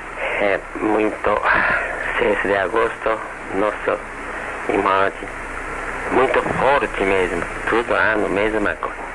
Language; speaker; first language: Portuguese; non-native, learner; Japanese